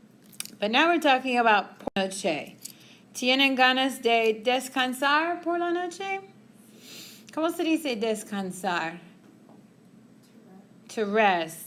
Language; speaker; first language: Spanish; non-native, fluent; English